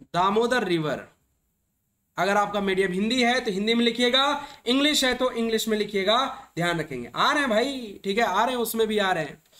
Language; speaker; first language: Hindi; native; Hindi